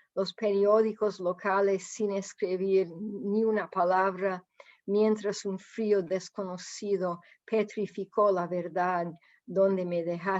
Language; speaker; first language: Spanish; non-native, fluent; English